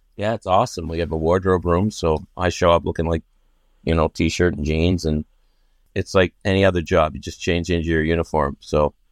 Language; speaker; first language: English; native; English